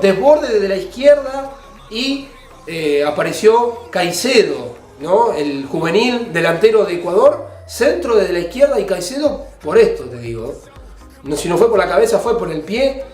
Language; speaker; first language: Spanish; native; Spanish